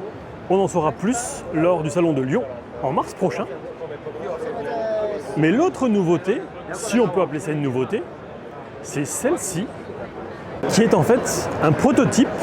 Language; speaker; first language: French; native; French